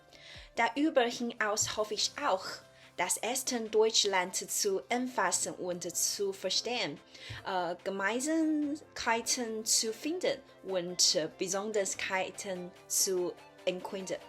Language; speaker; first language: German; non-native, learner; Chinese